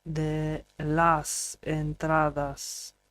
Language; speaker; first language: Spanish; non-native, learner; English